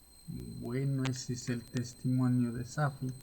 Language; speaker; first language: Spanish; native; Spanish